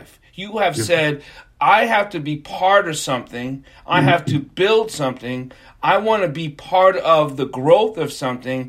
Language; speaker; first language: English; native; English